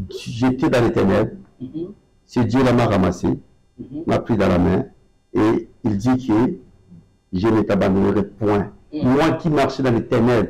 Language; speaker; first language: French; non-native, local second language; Lingala